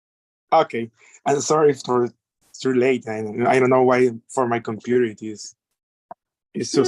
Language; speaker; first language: English; non-native, learner; Spanish